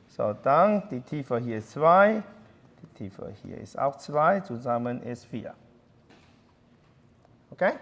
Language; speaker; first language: German; non-native, fluent; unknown